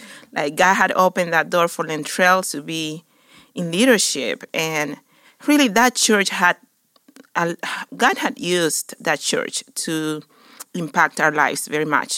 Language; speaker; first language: English; non-native, fluent; Spanish